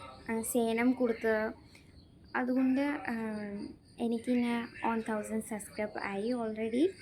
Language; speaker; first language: Malayalam; non-native, local second language; Bangla